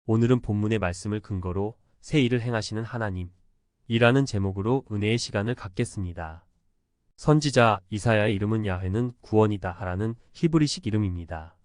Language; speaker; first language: Korean; native; Korean